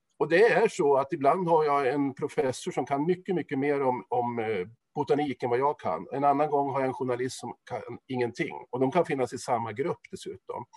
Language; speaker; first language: Swedish; native; Swedish